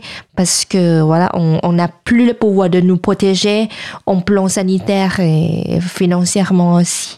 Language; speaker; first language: French; non-native, fluent; Thai